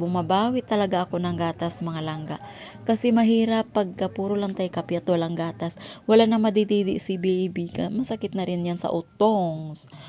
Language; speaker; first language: Filipino; non-native, local second language; Cebuano